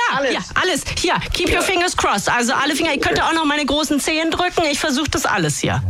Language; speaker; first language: German; native; German